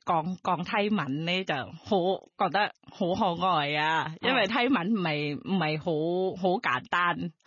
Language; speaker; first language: Cantonese; non-native, learner; Thai